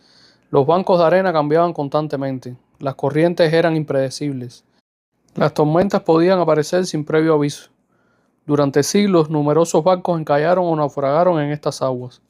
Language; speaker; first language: Spanish; native; Spanish